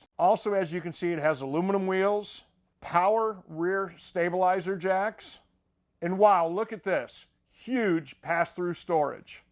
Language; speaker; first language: English; native; English